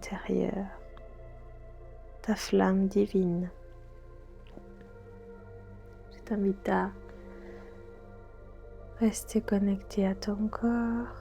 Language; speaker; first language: French; non-native, fluent; Spanish